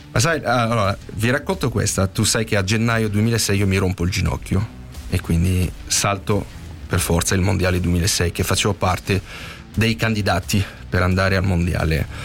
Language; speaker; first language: Italian; non-native, fluent; French